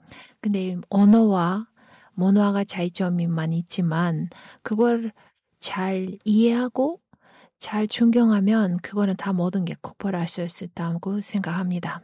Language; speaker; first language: Korean; non-native, fluent; Kyrgyz